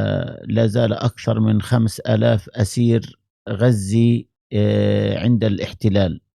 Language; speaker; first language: Arabic; native; Arabic